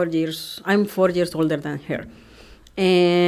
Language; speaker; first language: English; non-native, fluent; Spanish